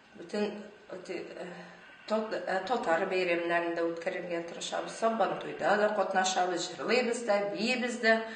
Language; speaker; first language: Tatar; non-native, local second language; Russian